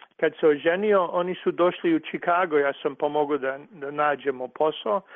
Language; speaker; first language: Croatian; early bilingual, heritage; Serbian